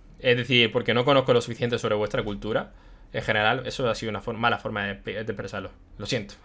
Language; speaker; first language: Spanish; early bilingual, other home language; German